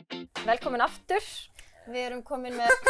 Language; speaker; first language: Icelandic; native; Icelandic